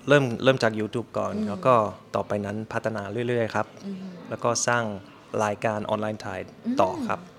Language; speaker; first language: Thai; non-native, fluent; German